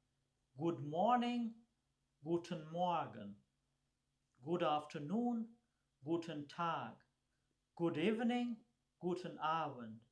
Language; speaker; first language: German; non-native, fluent; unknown